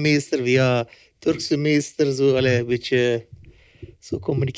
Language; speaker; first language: Dutch; early bilingual, other home language; Turkish